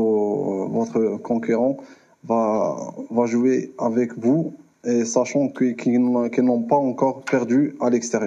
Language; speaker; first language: French; non-native, local second language; Arabic